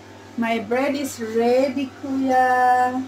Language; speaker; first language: English; non-native, local second language; Filipino